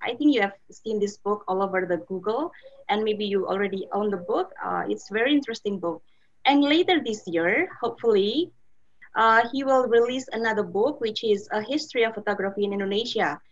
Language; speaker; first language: English; non-native, fluent; Indonesian